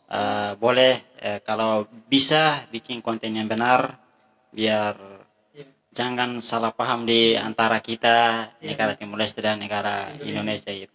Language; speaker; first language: Indonesian; non-native, fluent; Tetum